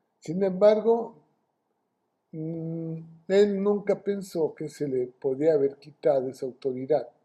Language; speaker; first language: Spanish; native; Spanish